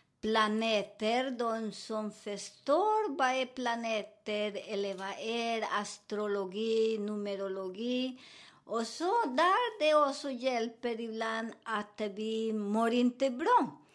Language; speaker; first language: Swedish; non-native, fluent; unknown